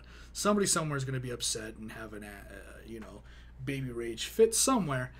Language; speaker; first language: English; native; English